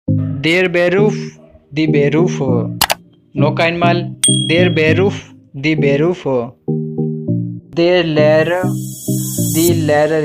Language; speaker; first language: German; non-native, learner; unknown